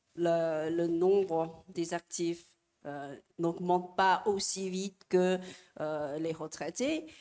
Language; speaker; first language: French; non-native, fluent; Chinese